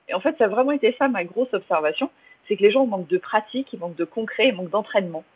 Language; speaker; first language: French; early bilingual, other home language; English